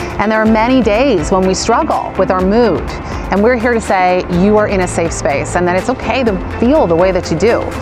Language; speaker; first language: English; native; English